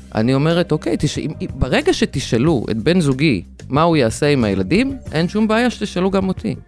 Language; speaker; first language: Hebrew; non-native, fluent; Lithuanian